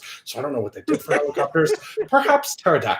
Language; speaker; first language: English; native; English